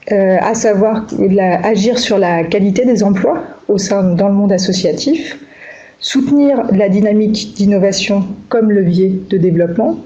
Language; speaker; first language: French; native; French